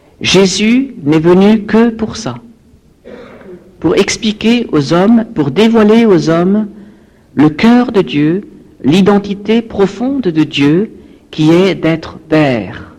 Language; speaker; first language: French; native; French